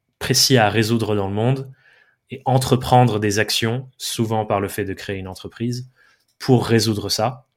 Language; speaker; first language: French; early bilingual, other home language; English